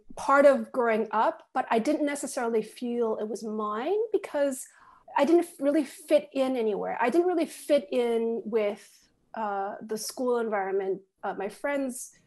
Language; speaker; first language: English; native; English